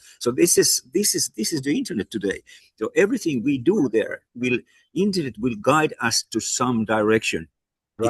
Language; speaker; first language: English; non-native, fluent; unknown